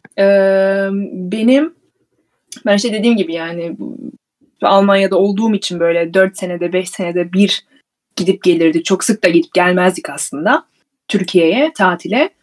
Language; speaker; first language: Turkish; early bilingual, heritage; Turkish